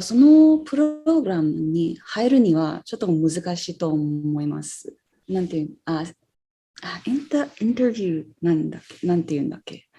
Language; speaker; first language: Japanese; non-native, fluent; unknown